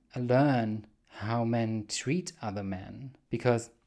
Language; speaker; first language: English; non-native, fluent; German